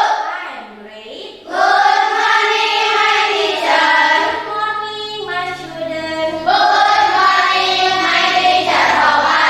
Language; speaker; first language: English; non-native, learner; Indonesian